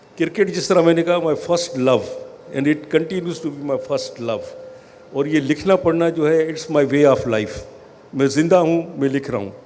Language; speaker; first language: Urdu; non-native, local second language; Sindhi